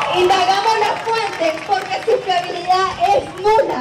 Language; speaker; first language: Spanish; native; Spanish